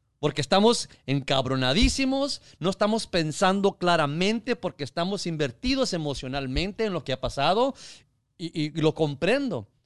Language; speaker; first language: Spanish; early bilingual, heritage; Spanish